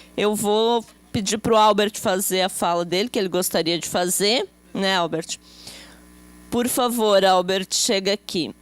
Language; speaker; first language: Portuguese; native; Portuguese